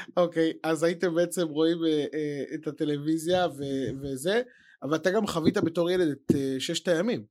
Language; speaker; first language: Hebrew; native; Hebrew